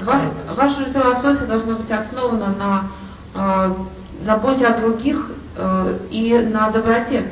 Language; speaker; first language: Russian; native; Russian